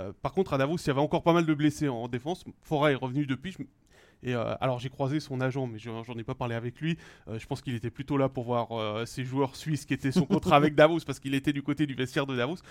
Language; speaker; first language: French; native; French